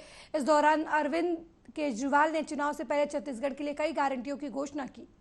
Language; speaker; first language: Hindi; native; Hindi